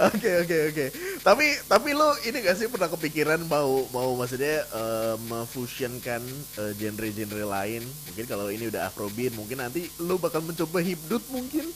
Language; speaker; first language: Indonesian; native; Indonesian